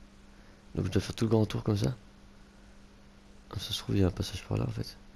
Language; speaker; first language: French; native; French